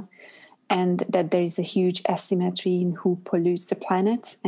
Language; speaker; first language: English; non-native, fluent; Hungarian